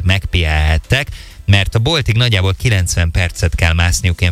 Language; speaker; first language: Hungarian; native; Hungarian